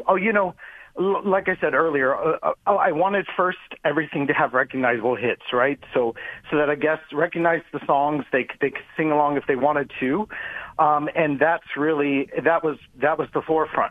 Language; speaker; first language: English; native; English